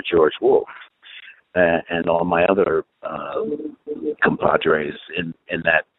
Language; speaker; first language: English; native; English